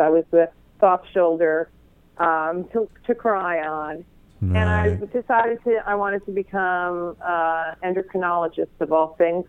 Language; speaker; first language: English; native; English